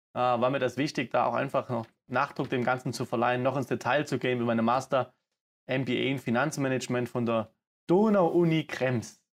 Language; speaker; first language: German; native; German